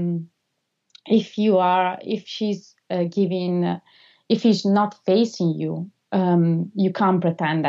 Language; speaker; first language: English; non-native, fluent; Italian